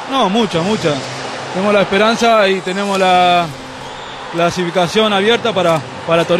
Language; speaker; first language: Italian; non-native, learner; Spanish